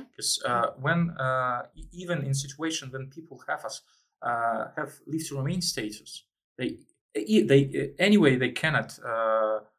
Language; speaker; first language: English; non-native, learner; Russian